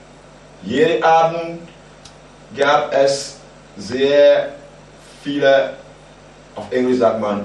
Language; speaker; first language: German; non-native, fluent; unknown